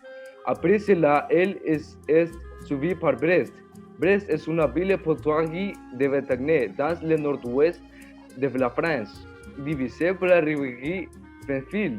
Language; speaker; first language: French; non-native, learner; Spanish